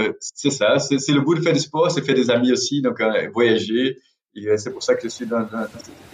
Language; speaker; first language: French; non-native, fluent; Portuguese